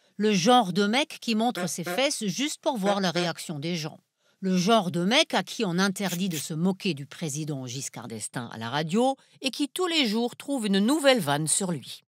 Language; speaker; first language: French; non-native, fluent; German